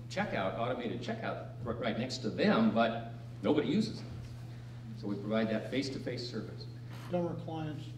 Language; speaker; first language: English; native; English